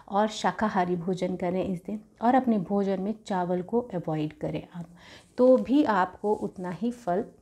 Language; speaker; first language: Hindi; native; Hindi